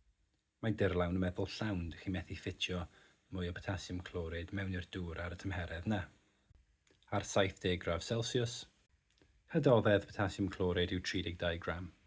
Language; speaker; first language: Welsh; native; Welsh